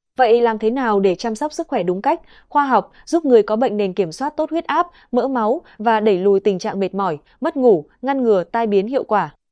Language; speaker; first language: Vietnamese; native; Vietnamese